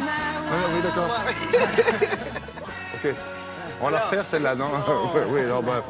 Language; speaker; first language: French; native; French